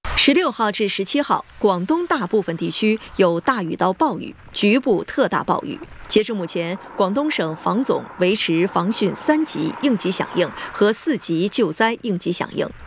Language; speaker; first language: Chinese; native; Chinese